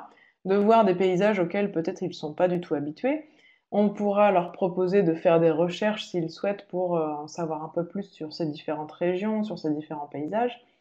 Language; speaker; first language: French; native; French